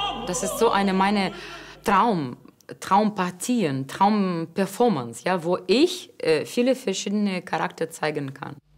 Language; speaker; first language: German; non-native, fluent; Russian